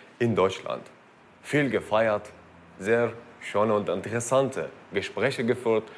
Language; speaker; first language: German; non-native, fluent; Kurdish